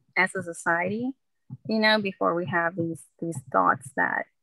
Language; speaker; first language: English; early bilingual, other home language; Spanish